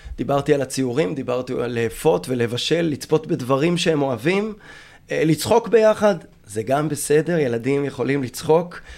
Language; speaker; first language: Hebrew; native; Hebrew